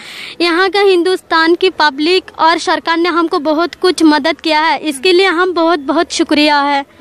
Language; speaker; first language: Hindi; non-native, learner; Rohingya